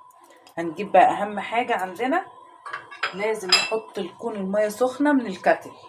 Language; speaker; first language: Arabic; native; Arabic